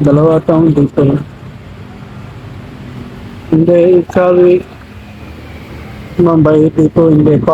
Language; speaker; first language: Filipino; non-native, learner; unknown